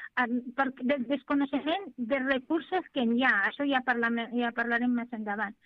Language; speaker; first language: Catalan; non-native, fluent; Arabic